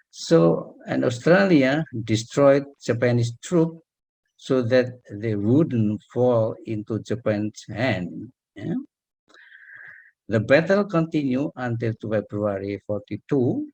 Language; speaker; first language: English; non-native, learner; Indonesian